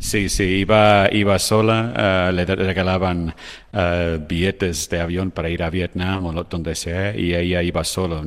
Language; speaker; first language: Spanish; non-native, fluent; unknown